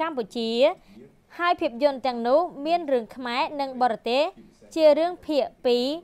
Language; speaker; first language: Khmer; native; Khmer